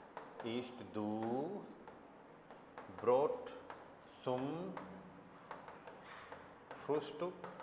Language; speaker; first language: German; non-native, fluent; Hindi